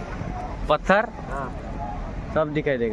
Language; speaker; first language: Hindi; non-native, local second language; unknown